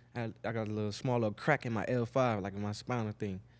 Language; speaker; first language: English; native; English